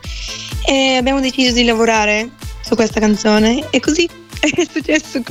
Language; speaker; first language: Italian; non-native, fluent; Bulgarian